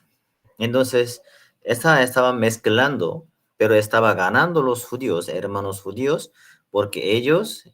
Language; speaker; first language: Spanish; non-native, learner; Korean